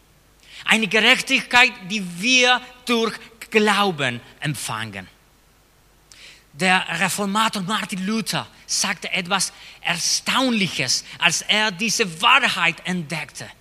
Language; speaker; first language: German; non-native, fluent; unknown